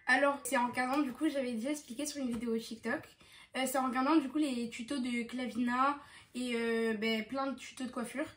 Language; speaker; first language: French; native; French